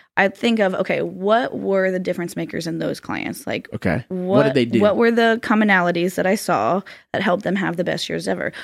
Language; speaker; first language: English; native; English